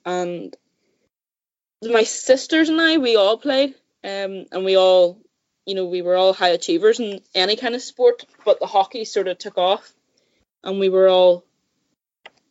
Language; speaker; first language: English; native; English